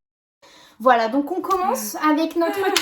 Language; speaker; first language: French; native; French